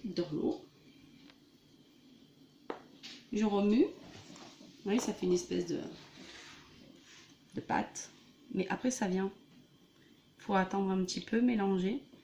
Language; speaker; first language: French; native; French